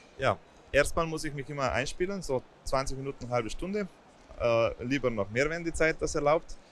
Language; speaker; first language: German; non-native, fluent; Slovenian